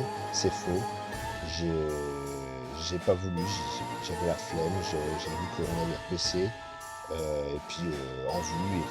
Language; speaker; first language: French; native; French